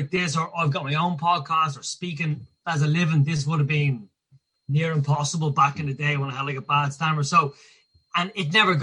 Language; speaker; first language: English; native; English